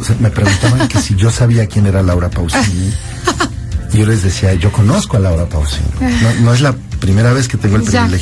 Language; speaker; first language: Spanish; native; Spanish